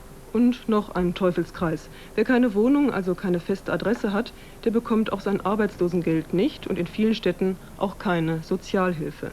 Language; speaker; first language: German; native; German